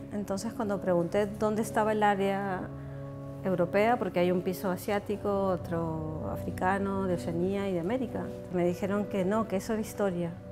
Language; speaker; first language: Spanish; native; Spanish